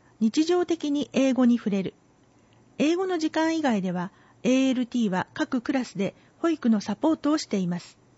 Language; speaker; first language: Japanese; native; Japanese